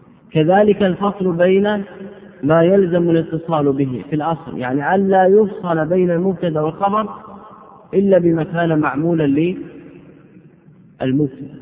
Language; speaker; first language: Arabic; native; Arabic